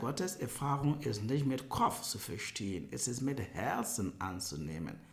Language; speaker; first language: German; non-native, fluent; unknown